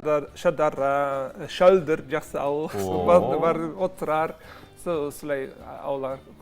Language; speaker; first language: Kazakh; non-native, learner; Dutch